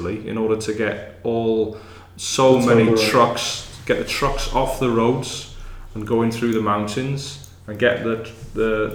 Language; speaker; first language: English; native; English